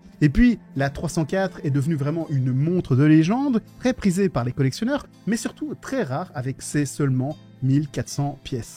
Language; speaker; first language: French; native; French